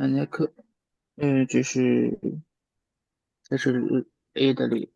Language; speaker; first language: English; non-native, learner; Chinese